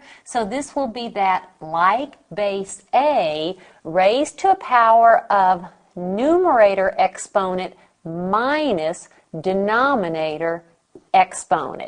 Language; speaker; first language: English; native; English